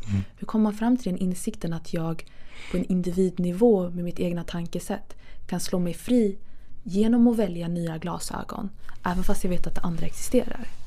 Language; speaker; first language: Swedish; early bilingual, other home language; Kurdish